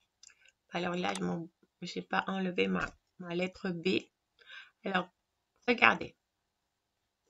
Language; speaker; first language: French; non-native, fluent; Spanish